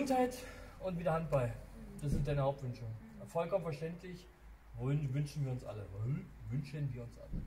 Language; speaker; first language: German; native; German